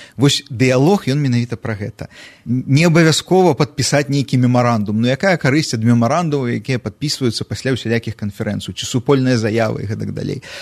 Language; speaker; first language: Belarusian; non-native, local second language; Russian